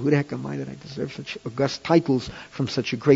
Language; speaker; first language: English; native; English